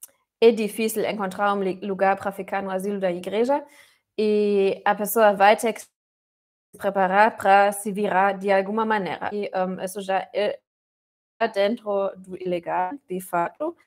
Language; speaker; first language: Portuguese; non-native, fluent; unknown